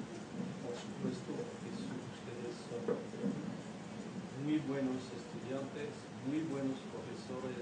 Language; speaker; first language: Spanish; non-native, fluent; French